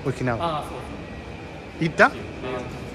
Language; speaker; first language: Japanese; non-native, learner; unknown